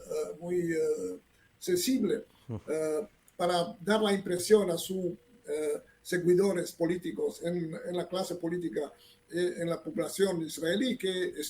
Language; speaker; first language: Spanish; non-native, fluent; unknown